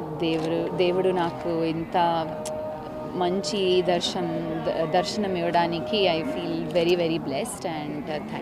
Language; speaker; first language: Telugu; non-native, learner; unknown